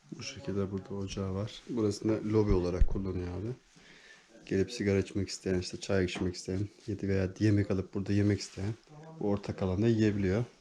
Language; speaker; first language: Turkish; native; Turkish